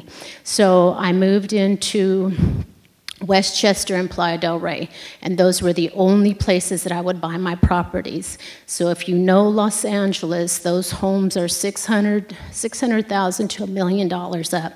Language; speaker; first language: English; native; English